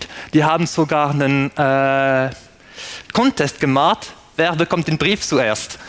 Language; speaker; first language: German; non-native, fluent; French